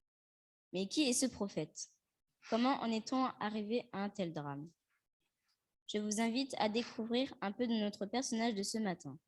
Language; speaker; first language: French; native; French